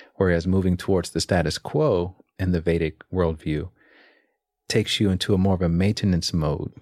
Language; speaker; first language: English; native; English